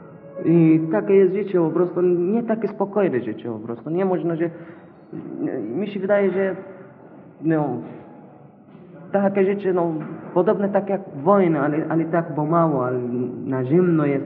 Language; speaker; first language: Polish; non-native, learner; Arabic